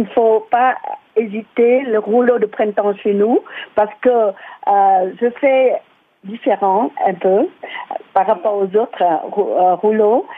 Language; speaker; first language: French; non-native, fluent; Vietnamese